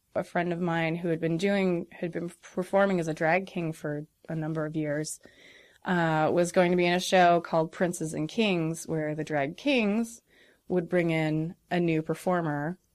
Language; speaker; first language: English; native; English